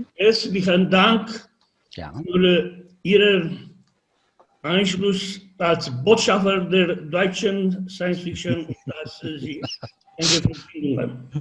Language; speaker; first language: German; non-native, learner; Romanian